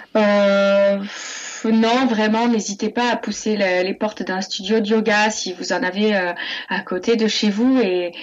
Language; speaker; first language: French; native; French